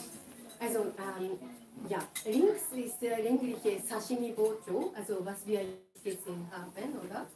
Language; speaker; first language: German; non-native, fluent; Japanese